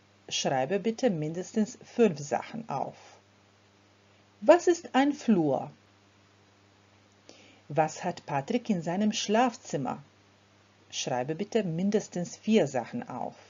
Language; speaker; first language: German; non-native, fluent; Croatian